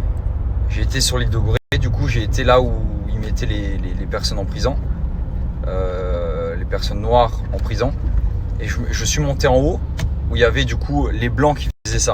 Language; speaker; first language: French; native; French